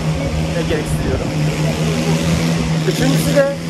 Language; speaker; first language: Turkish; native; Turkish